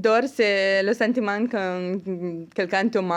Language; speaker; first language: French; non-native, fluent; Romanian